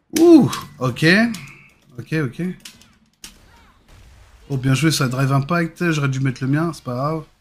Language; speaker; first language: French; native; French